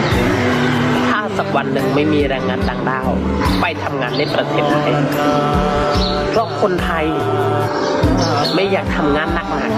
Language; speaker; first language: Thai; non-native, fluent; Khmer